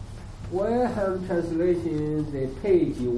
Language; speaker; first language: English; non-native, learner; Chinese